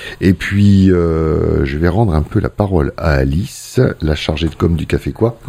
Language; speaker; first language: French; native; French